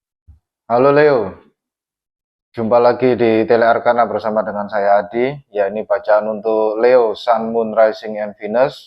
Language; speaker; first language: Indonesian; native; Indonesian